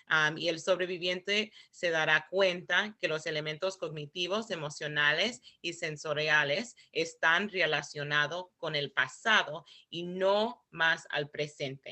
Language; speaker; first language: Spanish; early bilingual, heritage; Spanish